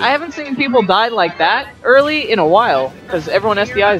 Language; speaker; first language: English; native; English